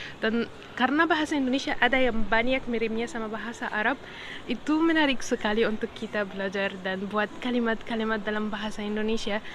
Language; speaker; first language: Indonesian; non-native, fluent; Arabic